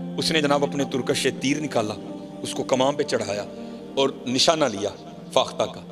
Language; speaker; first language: Urdu; non-native, local second language; Punjabi